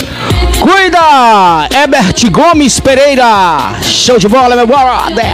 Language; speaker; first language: Portuguese; native; Portuguese